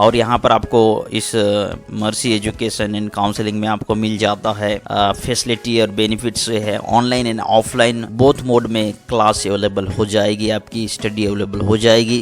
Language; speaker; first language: Hindi; native; Hindi